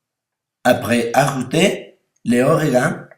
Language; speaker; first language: French; non-native, learner; Spanish